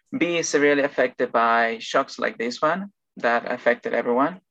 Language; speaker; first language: English; non-native, fluent; Spanish